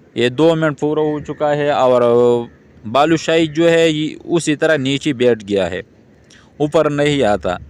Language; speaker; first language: Urdu; non-native, local second language; Pashto